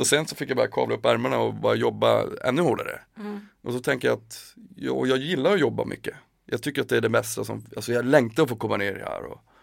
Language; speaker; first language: Swedish; native; Swedish